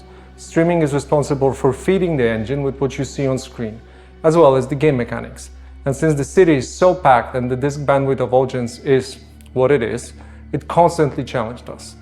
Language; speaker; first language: English; non-native, fluent; Polish